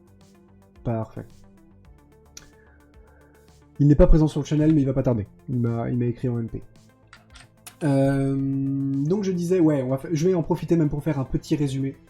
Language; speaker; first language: French; native; French